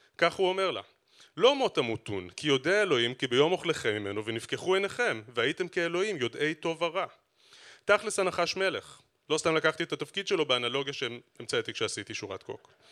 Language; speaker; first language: Hebrew; native; Hebrew